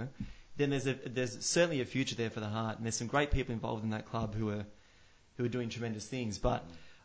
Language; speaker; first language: English; native; English